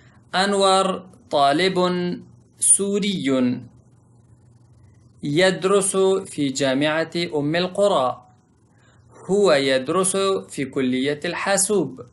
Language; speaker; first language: Arabic; non-native, fluent; Pashto